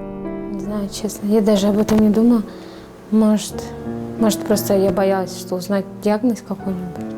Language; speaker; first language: Russian; non-native, local second language; Kazakh